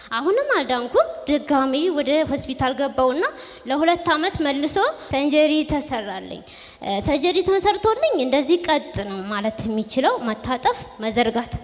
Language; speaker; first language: Amharic; native; Amharic